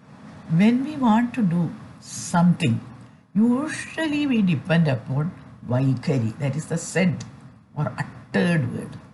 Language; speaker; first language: English; non-native, fluent; Malayalam